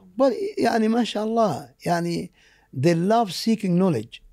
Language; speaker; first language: English; non-native, fluent; Arabic